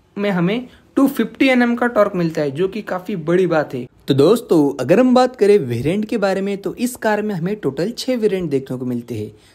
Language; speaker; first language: Hindi; non-native, local second language; Marathi